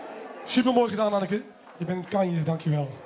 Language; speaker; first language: Dutch; native; Dutch